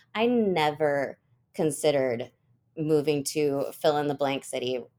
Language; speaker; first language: English; native; English